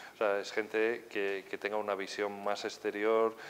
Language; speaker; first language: Spanish; native; Spanish